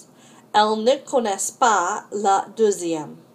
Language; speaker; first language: French; non-native, fluent; English